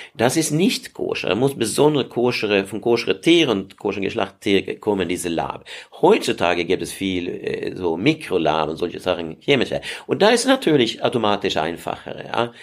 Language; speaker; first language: German; non-native, fluent; Swedish